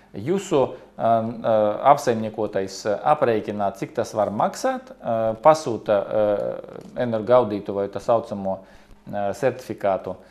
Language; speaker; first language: Latvian; native; Latvian